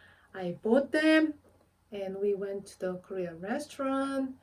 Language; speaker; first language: English; non-native, fluent; Korean